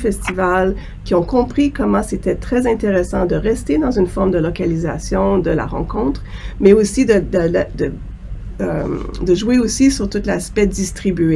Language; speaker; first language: French; native; French